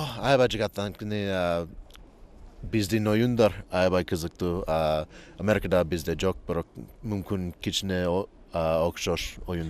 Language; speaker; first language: Kyrgyz; non-native, learner; English